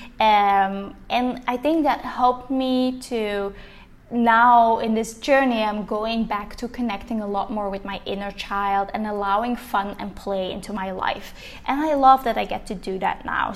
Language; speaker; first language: English; non-native, fluent; Dutch